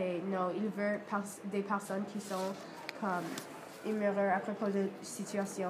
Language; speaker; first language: French; non-native, learner; English